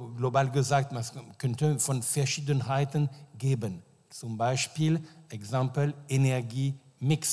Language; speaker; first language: German; non-native, fluent; French